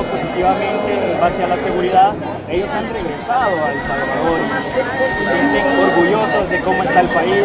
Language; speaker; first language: Spanish; native; Spanish